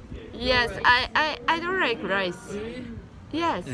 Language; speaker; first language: English; non-native, learner; Japanese